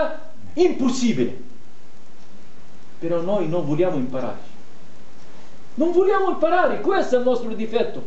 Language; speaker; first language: Italian; non-native, fluent; Arabic